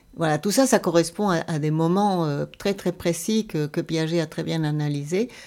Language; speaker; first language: French; non-native, fluent; Spanish